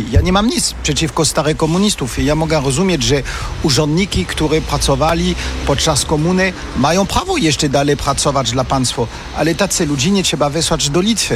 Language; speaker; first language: Polish; non-native, fluent; French